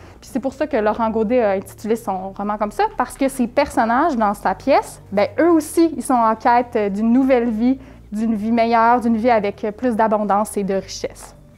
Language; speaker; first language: French; native; French